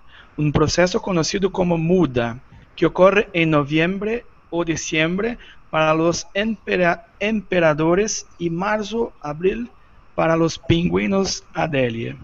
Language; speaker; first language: Spanish; non-native, learner; Portuguese